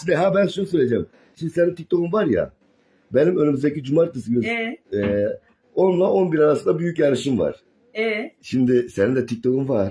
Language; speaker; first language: Turkish; native; Turkish